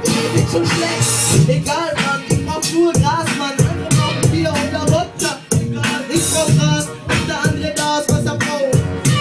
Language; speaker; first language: German; native; German